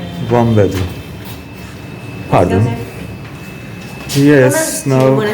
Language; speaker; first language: English; non-native, learner; Turkish